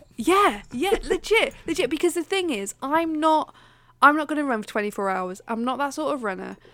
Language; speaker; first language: English; native; English